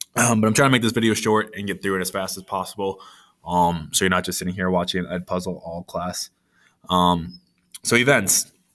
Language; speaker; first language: English; native; English